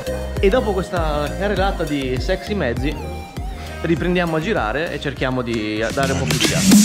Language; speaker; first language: Italian; native; Italian